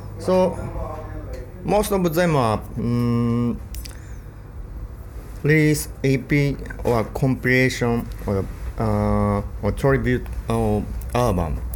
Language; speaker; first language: English; non-native, learner; Japanese